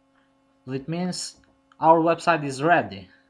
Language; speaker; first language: English; non-native, fluent; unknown